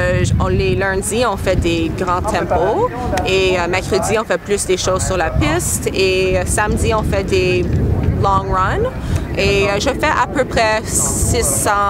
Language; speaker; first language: French; non-native, local second language; English